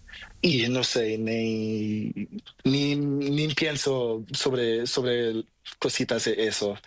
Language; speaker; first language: Spanish; non-native, learner; Portuguese